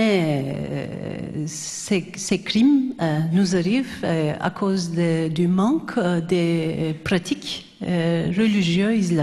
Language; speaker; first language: French; non-native, fluent; Turkish